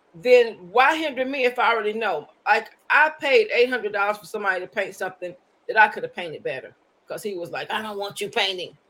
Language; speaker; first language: English; native; English